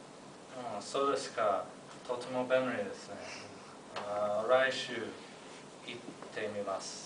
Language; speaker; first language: Japanese; non-native, learner; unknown